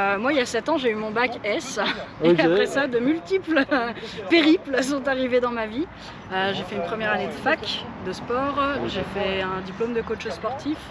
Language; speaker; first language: French; native; French